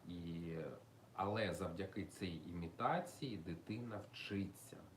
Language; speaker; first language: Ukrainian; non-native, local second language; Russian